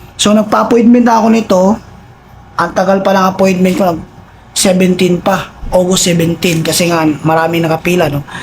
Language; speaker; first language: Filipino; non-native, local second language; Cebuano